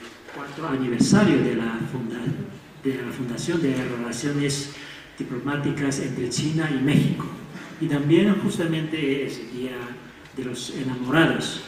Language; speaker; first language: Spanish; non-native, fluent; Chinese